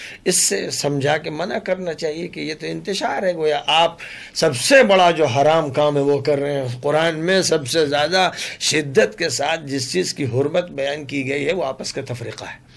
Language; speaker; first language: Urdu; native; Urdu